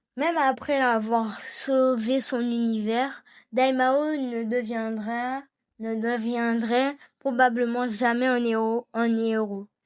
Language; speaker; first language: French; native; French